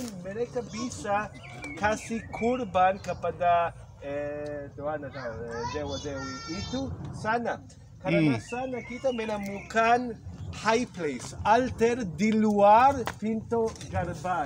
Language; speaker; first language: Indonesian; non-native, learner; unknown